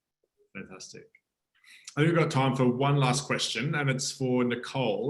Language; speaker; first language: English; native; English